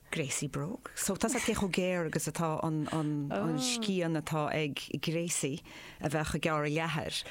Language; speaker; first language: Irish; native; Irish